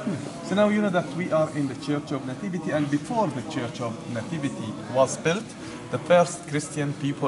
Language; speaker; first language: English; non-native, fluent; Arabic